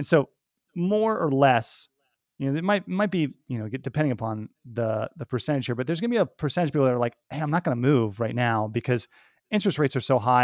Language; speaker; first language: English; native; English